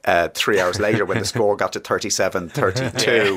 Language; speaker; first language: English; native; English